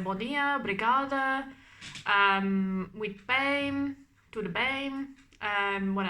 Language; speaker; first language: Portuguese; non-native, learner; English